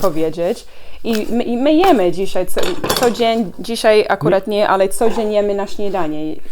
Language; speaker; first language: Polish; non-native, learner; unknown